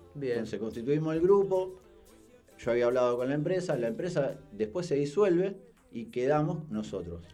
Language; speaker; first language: Spanish; native; Spanish